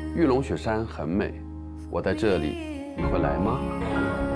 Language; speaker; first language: Chinese; native; Chinese